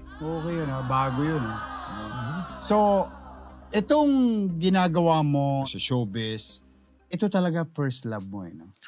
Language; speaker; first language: Filipino; native; Filipino